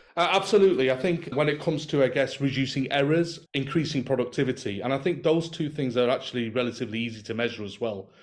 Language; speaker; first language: English; native; English